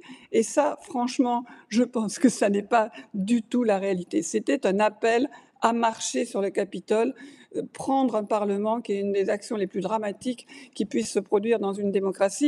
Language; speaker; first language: French; native; French